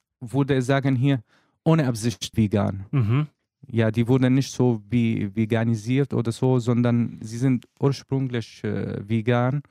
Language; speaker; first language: German; non-native, learner; Arabic